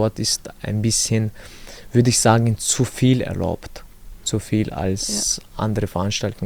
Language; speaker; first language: German; non-native, learner; Chechen